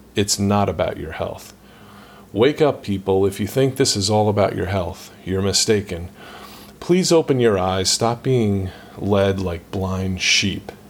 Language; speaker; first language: English; native; English